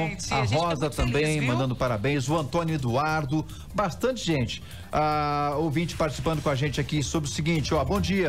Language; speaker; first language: Portuguese; native; Portuguese